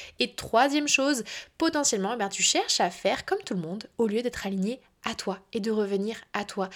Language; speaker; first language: French; native; French